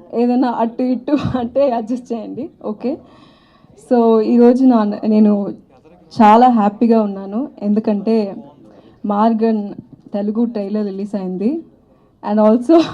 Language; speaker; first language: Telugu; non-native, learner; Tamil